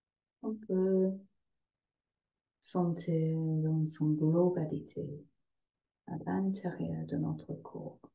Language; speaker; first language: French; non-native, fluent; English